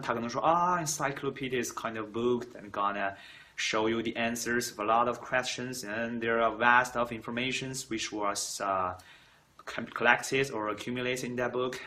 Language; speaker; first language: English; non-native, fluent; Chinese